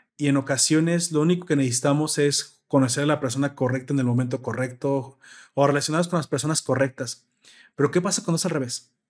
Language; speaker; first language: Spanish; native; Spanish